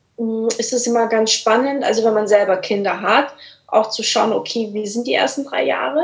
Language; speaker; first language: German; early bilingual, other home language; Portuguese